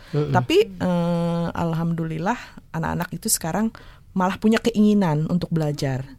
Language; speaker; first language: Indonesian; native; Indonesian